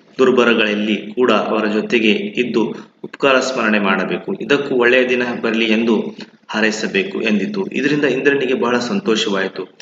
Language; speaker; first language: Kannada; native; Kannada